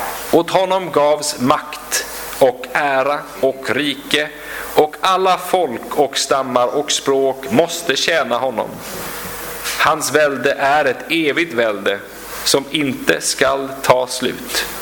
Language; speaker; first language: Swedish; native; Swedish